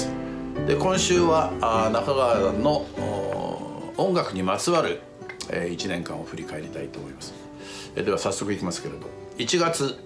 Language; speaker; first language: Japanese; native; Japanese